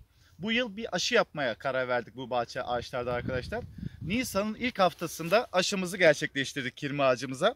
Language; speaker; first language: Turkish; native; Turkish